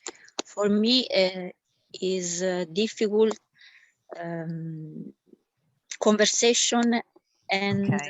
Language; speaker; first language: English; non-native, learner; Italian